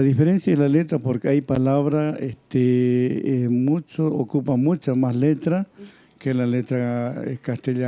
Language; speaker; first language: Spanish; non-native, local second language; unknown